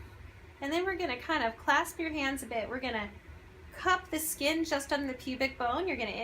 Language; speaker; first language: English; native; English